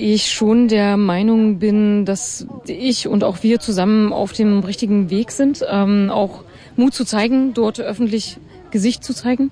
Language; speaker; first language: German; native; German